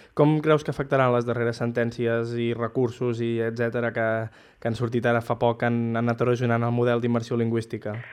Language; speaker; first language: Catalan; native; Catalan